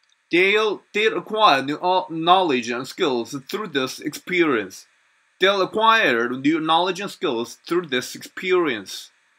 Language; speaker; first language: English; non-native, fluent; Korean